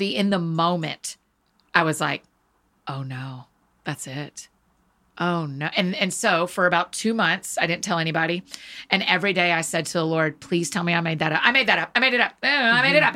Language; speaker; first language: English; native; English